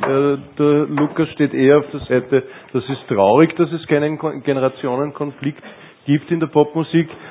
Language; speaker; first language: German; native; German